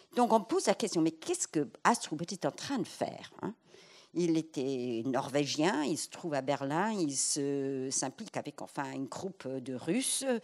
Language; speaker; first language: French; non-native, fluent; English